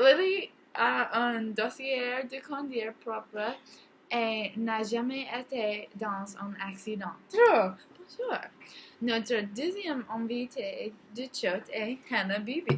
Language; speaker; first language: French; non-native, learner; English